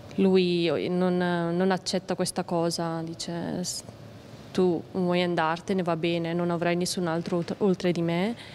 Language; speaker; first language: Italian; early bilingual, other home language; Punjabi